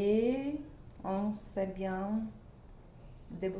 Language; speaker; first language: French; non-native, fluent; Portuguese